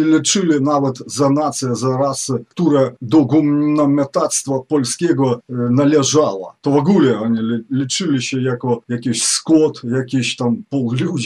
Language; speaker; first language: Polish; non-native, fluent; Ukrainian